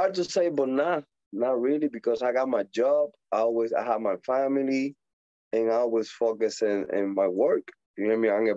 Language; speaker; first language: English; non-native, learner; Spanish